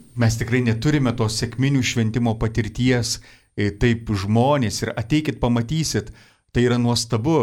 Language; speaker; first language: Lithuanian; native; Lithuanian